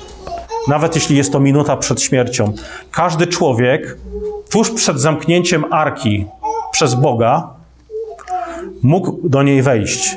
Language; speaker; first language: Polish; native; Polish